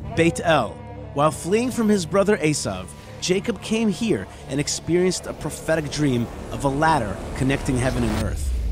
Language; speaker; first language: English; native; English